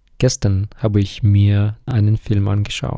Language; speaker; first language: German; non-native, fluent; Ukrainian